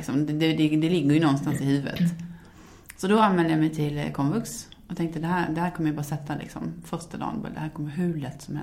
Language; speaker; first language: Swedish; native; Swedish